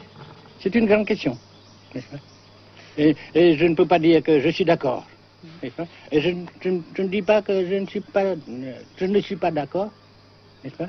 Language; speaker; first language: French; non-native, fluent; Vietnamese